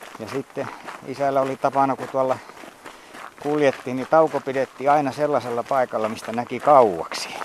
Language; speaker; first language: Finnish; native; Finnish